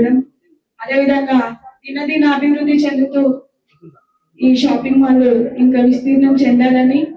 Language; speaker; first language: Telugu; native; Telugu